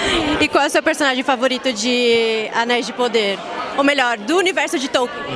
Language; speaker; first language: Portuguese; native; Portuguese